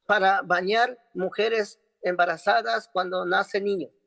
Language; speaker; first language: Spanish; non-native, local second language; Quechua